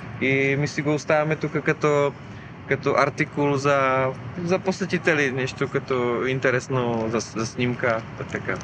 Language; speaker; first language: Bulgarian; non-native, fluent; Czech